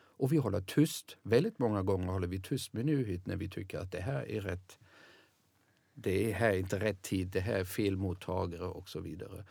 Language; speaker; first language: Swedish; non-native, fluent; German